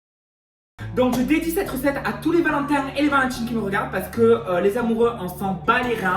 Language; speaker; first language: French; native; French